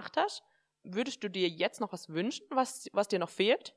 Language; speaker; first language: German; native; German